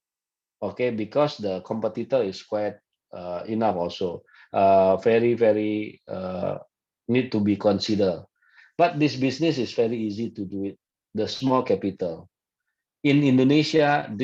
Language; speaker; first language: English; non-native, fluent; Indonesian